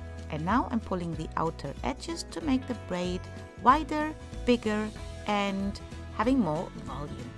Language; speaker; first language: English; non-native, fluent; German